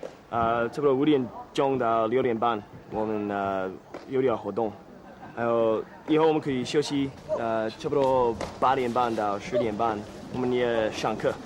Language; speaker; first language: Chinese; non-native, learner; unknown